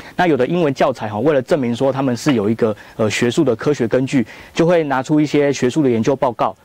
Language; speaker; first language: Chinese; native; Chinese